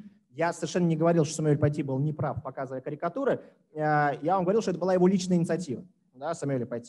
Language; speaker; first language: Russian; native; Russian